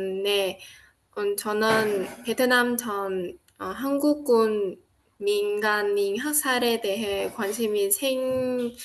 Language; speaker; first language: Korean; non-native, fluent; Vietnamese